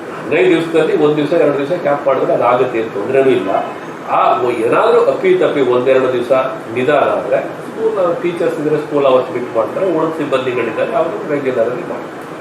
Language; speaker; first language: Kannada; native; Kannada